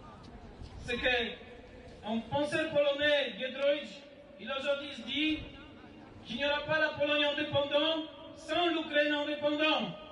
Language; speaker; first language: French; non-native, learner; Polish